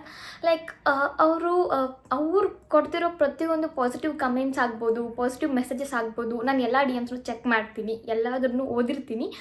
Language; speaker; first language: Kannada; native; Kannada